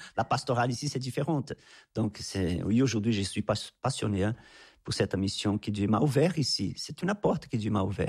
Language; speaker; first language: French; non-native, fluent; Portuguese